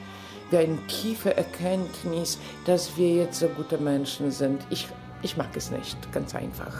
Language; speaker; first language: German; non-native, fluent; Polish